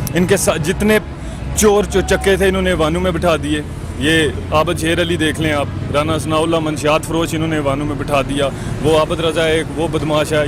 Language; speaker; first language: Urdu; non-native, local second language; Pahari-Potwari